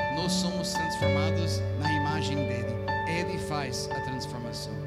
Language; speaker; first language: Portuguese; non-native, fluent; English